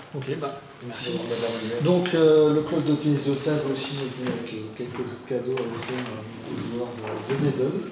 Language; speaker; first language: French; native; French